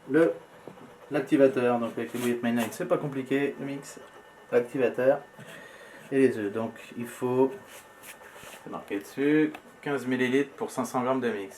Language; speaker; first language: French; native; French